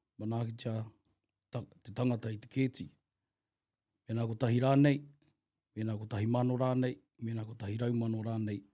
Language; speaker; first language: Māori; native; Māori